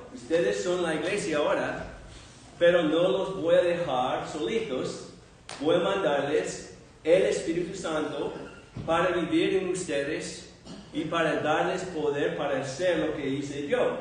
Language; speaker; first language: Spanish; non-native, fluent; English